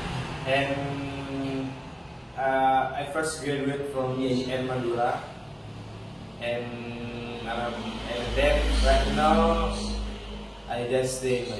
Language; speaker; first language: English; non-native, learner; Indonesian